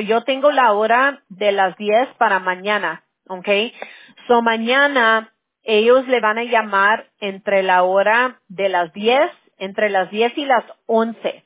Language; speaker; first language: Spanish; non-native, local second language; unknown